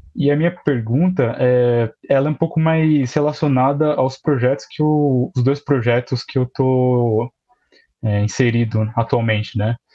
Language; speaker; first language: Portuguese; native; Portuguese